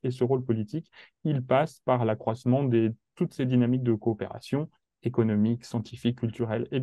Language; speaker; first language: French; native; French